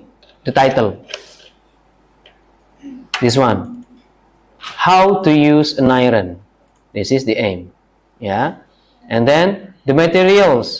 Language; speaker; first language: English; non-native, learner; Indonesian